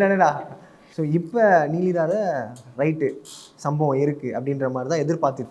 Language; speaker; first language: Tamil; native; Tamil